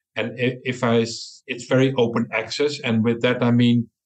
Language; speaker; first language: English; non-native, fluent; Dutch